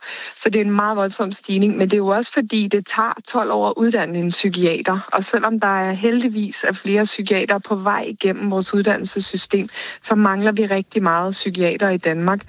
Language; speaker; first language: Danish; native; Danish